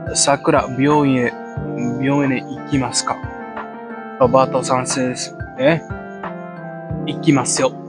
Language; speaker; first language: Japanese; non-native, learner; English